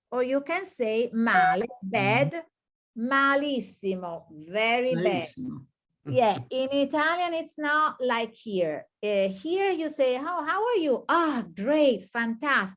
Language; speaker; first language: English; non-native, fluent; Italian